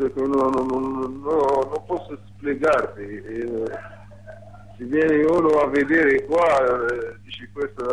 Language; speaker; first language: Italian; non-native, learner; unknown